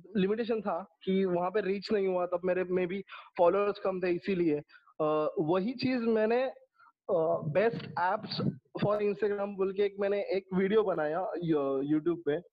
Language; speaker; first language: Hindi; non-native, local second language; Marathi